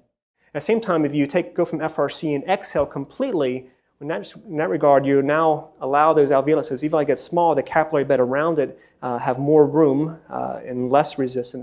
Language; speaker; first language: English; native; English